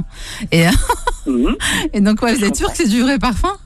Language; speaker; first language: French; native; French